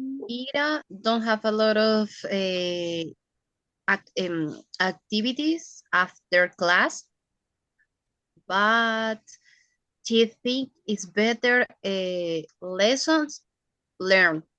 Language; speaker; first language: English; non-native, learner; Spanish